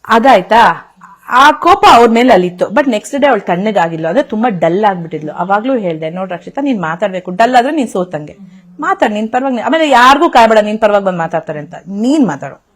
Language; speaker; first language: Kannada; native; Kannada